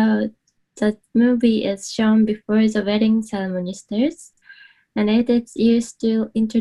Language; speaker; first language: English; non-native, learner; Japanese